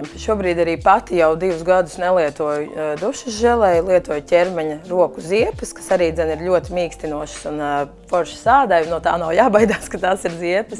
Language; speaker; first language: Latvian; native; Latvian